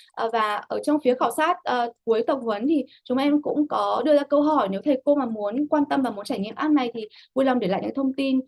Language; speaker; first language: Vietnamese; native; Vietnamese